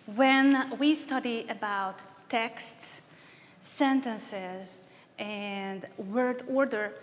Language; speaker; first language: English; non-native, fluent; Hungarian